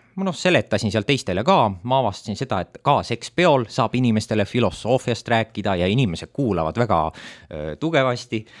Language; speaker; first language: Estonian; native; Estonian